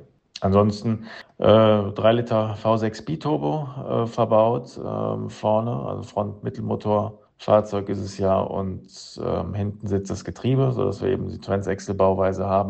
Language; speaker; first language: German; native; German